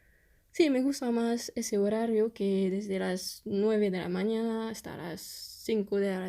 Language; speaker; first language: Spanish; non-native, fluent; French